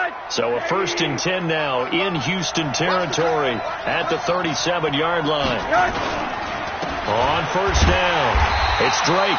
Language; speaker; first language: English; native; English